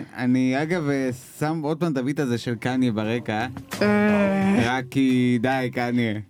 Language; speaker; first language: Hebrew; native; Hebrew